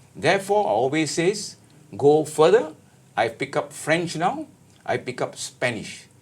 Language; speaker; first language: English; non-native, local second language; Malay